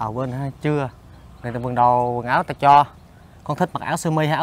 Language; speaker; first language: Vietnamese; native; Vietnamese